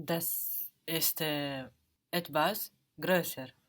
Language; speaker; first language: German; non-native, learner; English